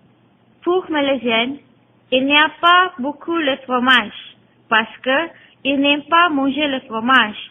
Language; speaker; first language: French; non-native, learner; Malay